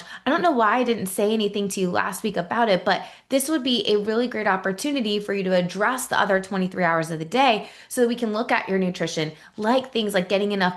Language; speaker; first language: English; native; English